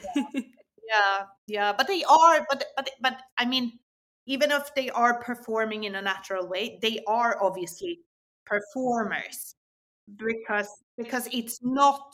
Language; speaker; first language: English; non-native, fluent; Swedish